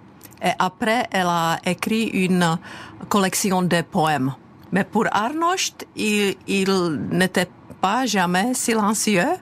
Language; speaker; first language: French; non-native, fluent; Czech